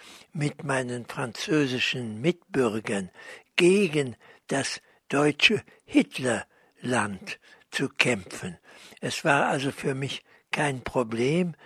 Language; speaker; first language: German; early bilingual, heritage; German